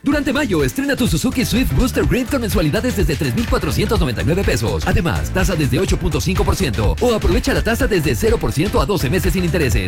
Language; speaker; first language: Spanish; native; Spanish